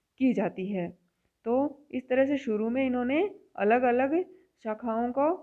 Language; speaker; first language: Hindi; native; Hindi